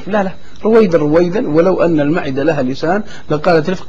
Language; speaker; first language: Arabic; native; Arabic